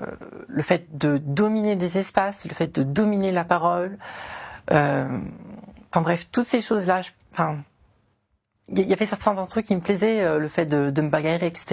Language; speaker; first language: French; native; French